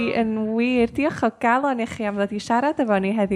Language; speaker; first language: Welsh; native; Welsh